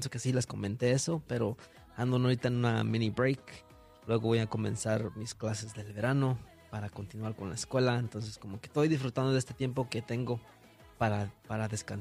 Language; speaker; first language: Spanish; early bilingual, heritage; Spanish